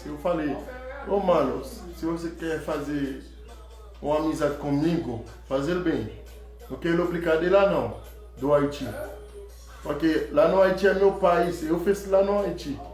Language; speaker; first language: Portuguese; non-native, learner; Haitian Creole